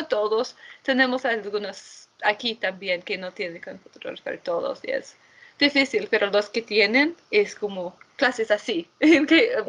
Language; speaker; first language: Spanish; non-native, fluent; English